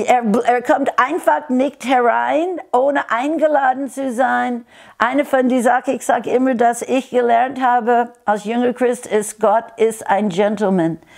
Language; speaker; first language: German; non-native, fluent; English